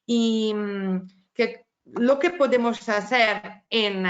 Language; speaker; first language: Spanish; non-native, fluent; Italian